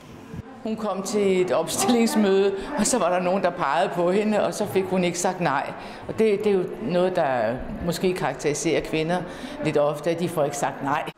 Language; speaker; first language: Danish; native; Danish